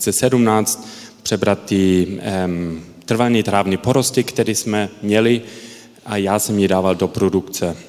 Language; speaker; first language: Czech; early bilingual, heritage; Czech